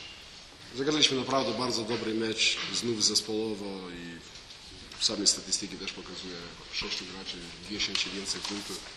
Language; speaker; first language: Polish; non-native, learner; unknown